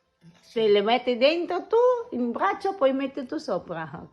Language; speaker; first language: Italian; non-native, local second language; Filipino